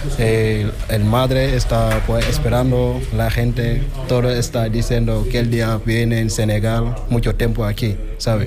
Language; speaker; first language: Spanish; non-native, learner; Wolof